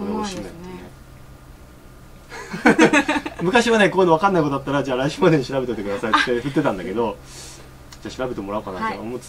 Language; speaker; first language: Japanese; native; Japanese